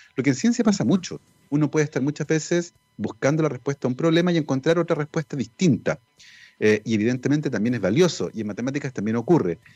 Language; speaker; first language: Spanish; native; Spanish